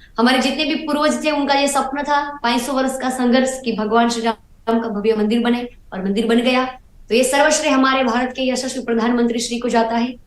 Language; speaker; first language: Hindi; non-native, local second language; Gujarati